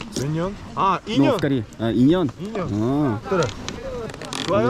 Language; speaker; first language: Korean; non-native, learner; Kyrgyz